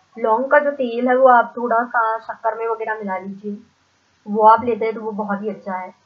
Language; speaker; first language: Hindi; non-native, local second language; Marathi